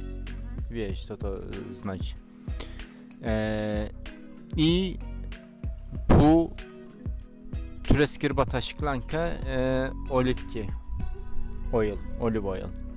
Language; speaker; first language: Polish; non-native, learner; Turkish